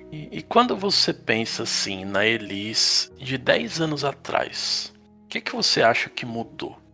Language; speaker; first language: Portuguese; native; Portuguese